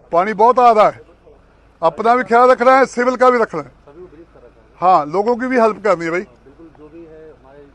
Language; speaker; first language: Hindi; non-native, local second language; Punjabi